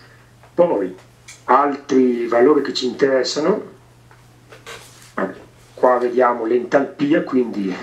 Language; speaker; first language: Italian; native; Italian